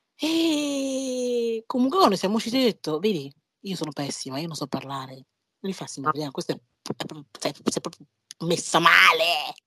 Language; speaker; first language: Italian; native; Italian